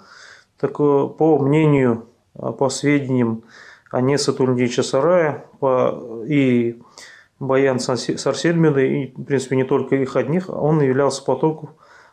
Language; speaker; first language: Russian; native; Russian